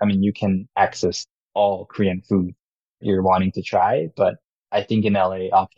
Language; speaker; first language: English; non-native, fluent; Korean